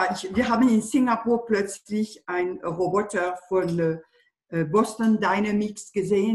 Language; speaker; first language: German; non-native, fluent; French